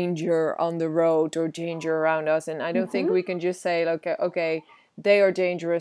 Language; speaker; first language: English; non-native, fluent; Dutch